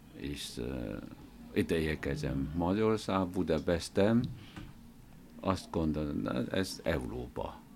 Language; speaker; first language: Hungarian; non-native, learner; Chinese